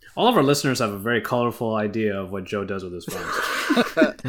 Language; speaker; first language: English; early bilingual, other home language; Filipino